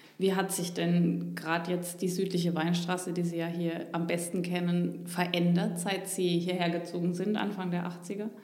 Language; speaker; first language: German; native; German